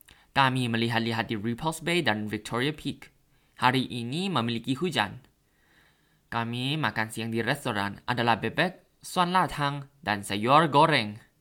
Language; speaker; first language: Indonesian; non-native, learner; Thai